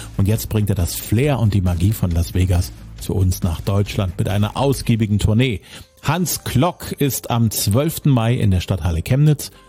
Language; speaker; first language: German; native; German